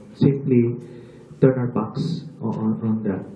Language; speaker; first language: English; non-native, local second language; Filipino